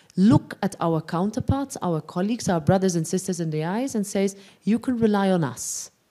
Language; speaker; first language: English; non-native, local second language; Maltese